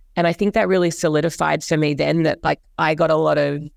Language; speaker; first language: English; native; English